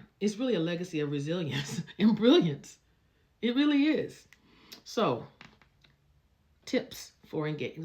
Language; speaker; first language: English; native; English